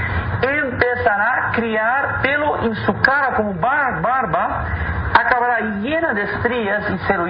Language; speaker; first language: Spanish; non-native, fluent; Portuguese